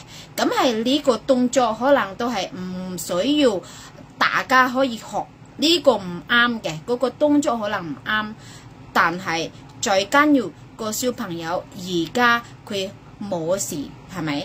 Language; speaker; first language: Cantonese; non-native, fluent; Indonesian